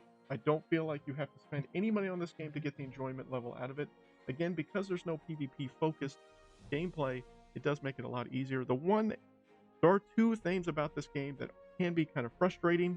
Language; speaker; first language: English; native; English